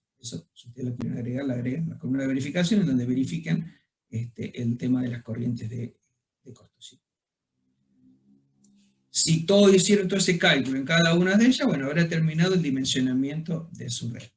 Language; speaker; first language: Spanish; native; Spanish